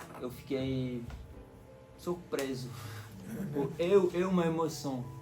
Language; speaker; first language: Portuguese; non-native, fluent; French